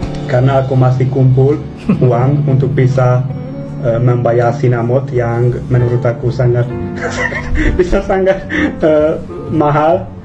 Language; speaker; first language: Indonesian; non-native, fluent; Hungarian